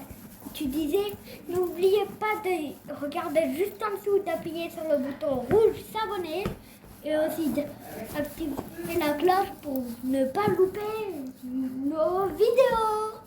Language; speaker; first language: French; native; French